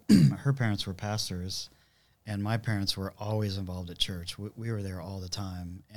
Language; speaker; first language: English; native; English